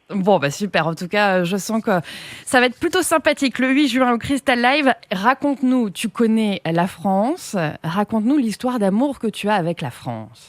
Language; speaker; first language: French; native; French